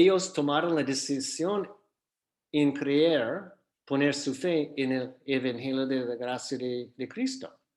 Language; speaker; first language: Spanish; non-native, fluent; English